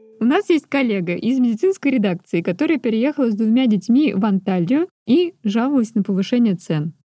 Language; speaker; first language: Russian; native; Russian